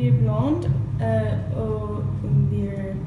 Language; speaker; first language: French; non-native, learner; English